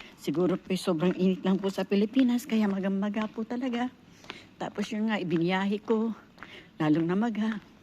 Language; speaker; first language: Filipino; native; Filipino